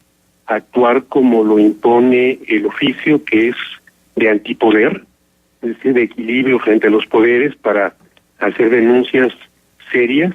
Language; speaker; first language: Spanish; native; Spanish